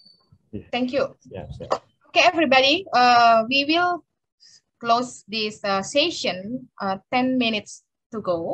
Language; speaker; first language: English; non-native, learner; Indonesian